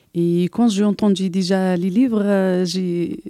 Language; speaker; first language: French; non-native, local second language; Arabic